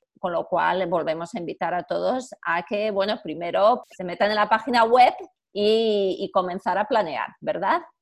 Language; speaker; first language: Spanish; native; Spanish